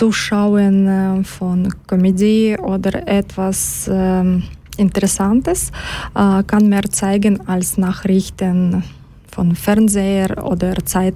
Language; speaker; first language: German; non-native, learner; Ukrainian